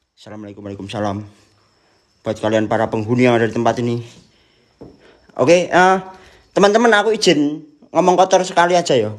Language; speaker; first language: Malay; non-native, local second language; Javanese